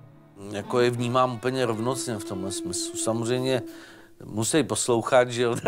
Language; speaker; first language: Czech; native; Czech